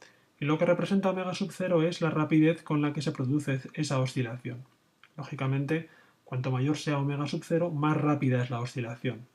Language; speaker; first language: Spanish; native; Spanish